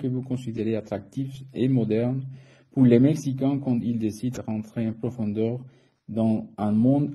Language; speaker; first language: French; non-native, fluent; Spanish